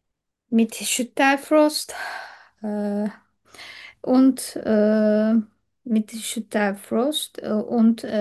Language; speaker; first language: German; non-native, learner; Turkish